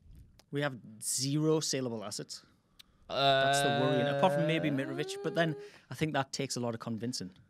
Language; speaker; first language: English; native; English